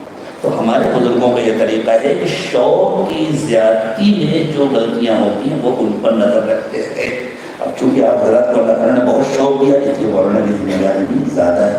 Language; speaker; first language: Urdu; native; Urdu